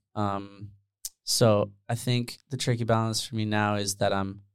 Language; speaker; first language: English; early bilingual, other home language; Dutch